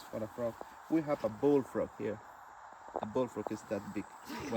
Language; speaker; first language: English; non-native, local second language; Spanish